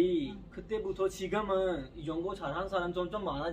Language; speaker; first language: Korean; non-native, learner; Urdu